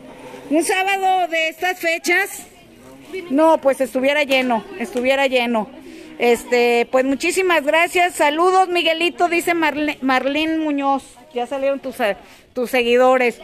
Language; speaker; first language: Spanish; native; Spanish